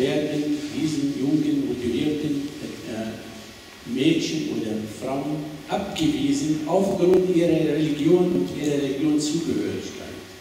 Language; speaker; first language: German; non-native, fluent; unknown